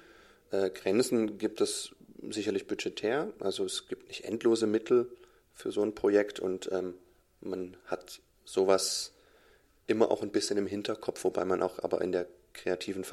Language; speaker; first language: German; native; German